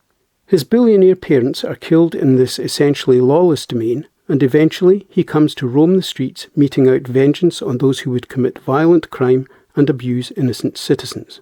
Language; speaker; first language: English; native; English